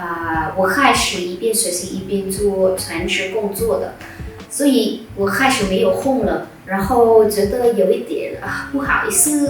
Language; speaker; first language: Chinese; non-native, fluent; Vietnamese